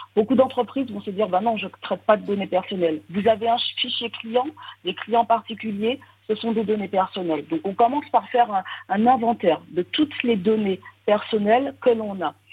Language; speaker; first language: French; native; French